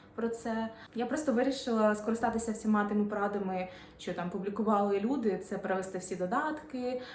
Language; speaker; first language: Ukrainian; non-native, local second language; Russian